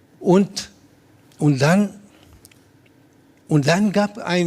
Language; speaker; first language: German; non-native, learner; Spanish